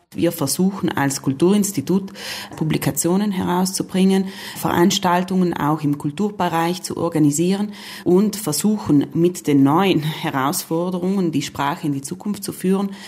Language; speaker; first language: German; non-native, local second language; Ladin